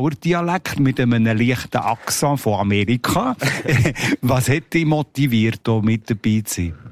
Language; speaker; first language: German; native; German